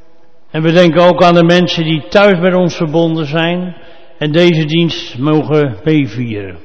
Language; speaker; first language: Dutch; native; Dutch